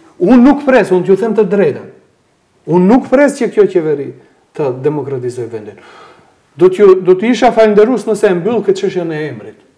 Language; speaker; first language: Albanian; native; Albanian